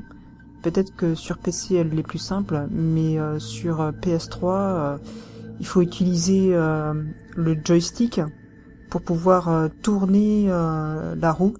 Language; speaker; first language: French; native; French